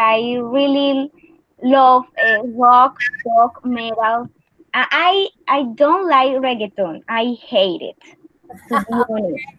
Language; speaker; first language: English; non-native, learner; Spanish